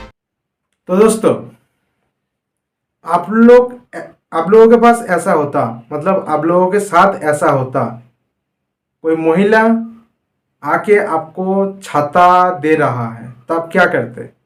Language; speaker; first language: Hindi; non-native, fluent; Bangla